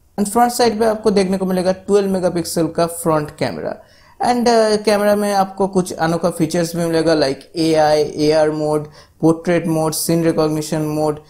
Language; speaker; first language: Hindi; non-native, local second language; Bangla